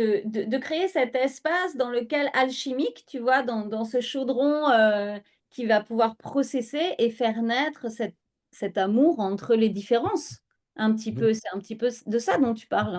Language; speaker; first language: French; native; French